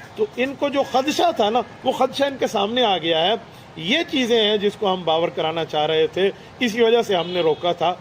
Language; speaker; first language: Urdu; non-native, local second language; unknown